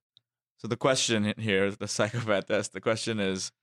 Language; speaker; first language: English; non-native, local second language; Hindi